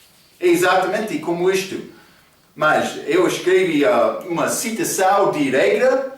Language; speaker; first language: Portuguese; non-native, learner; English